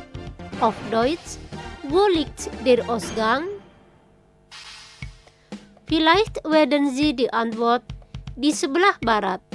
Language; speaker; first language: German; non-native, fluent; Indonesian